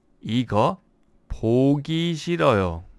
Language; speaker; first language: Korean; non-native, learner; English